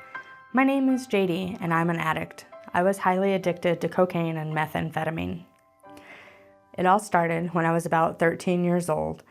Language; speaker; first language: English; native; English